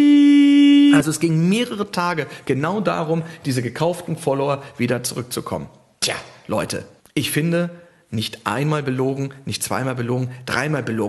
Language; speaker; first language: German; native; German